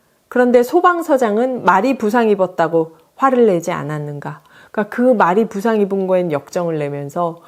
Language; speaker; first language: Korean; native; Korean